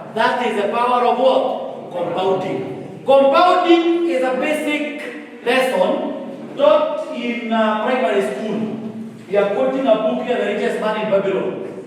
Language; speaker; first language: English; non-native, local second language; Swahili